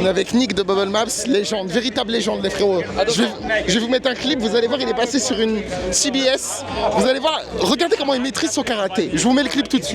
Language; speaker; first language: French; native; French